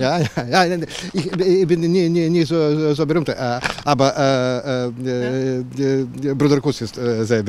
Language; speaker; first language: German; non-native, learner; Russian